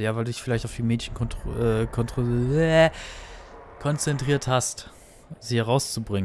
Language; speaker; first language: German; native; German